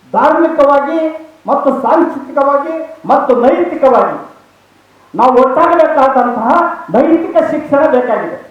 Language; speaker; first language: Kannada; native; Kannada